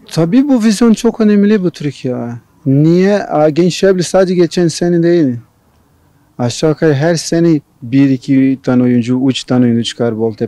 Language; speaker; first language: Turkish; non-native, learner; Portuguese